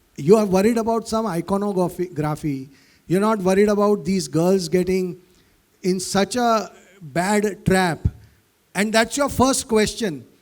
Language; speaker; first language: English; non-native, local second language; Hindi